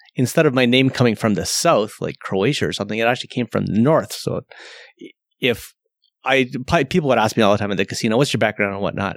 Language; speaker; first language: English; early bilingual, other home language; Slovenian